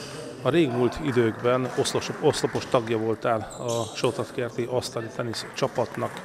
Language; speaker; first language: Hungarian; native; Hungarian